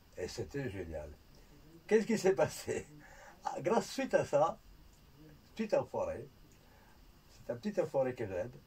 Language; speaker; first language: French; non-native, fluent; Italian